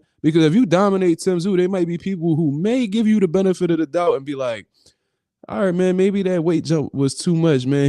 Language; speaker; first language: English; native; English